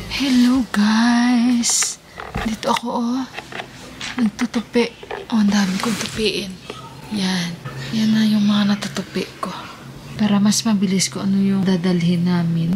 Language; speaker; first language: Filipino; native; Filipino